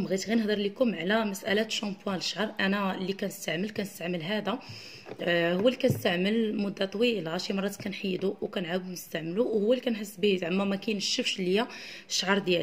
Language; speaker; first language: Arabic; native; Arabic